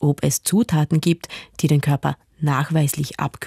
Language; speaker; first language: German; native; German